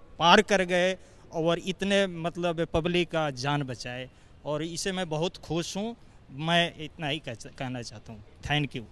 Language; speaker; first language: Hindi; native; Hindi